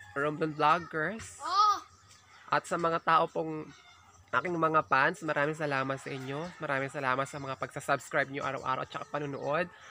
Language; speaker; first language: Filipino; native; Filipino